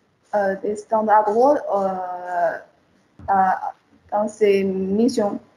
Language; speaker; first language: French; non-native, fluent; Chinese